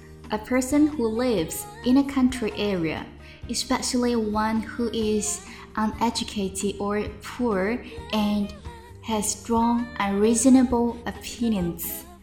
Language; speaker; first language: English; non-native, fluent; Chinese